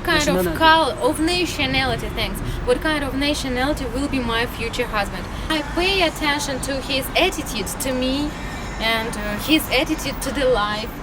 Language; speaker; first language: English; non-native, learner; Russian